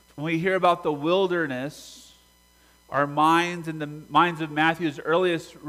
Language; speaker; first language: English; native; English